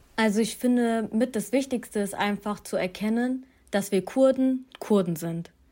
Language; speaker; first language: German; early bilingual, other home language; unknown